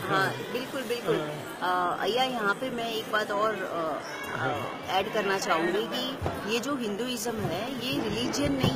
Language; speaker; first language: Hindi; non-native, local second language; Gujarati